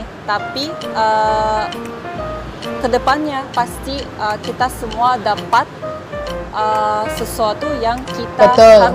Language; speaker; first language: Indonesian; non-native, fluent; Russian